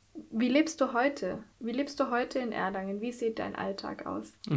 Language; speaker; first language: German; native; German